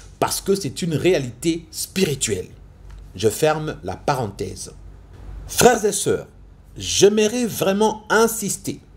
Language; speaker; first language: French; non-native, local second language; Lingala